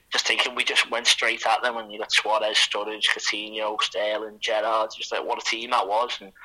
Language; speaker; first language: English; native; English